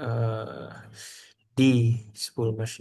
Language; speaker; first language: German; non-native, learner; Indonesian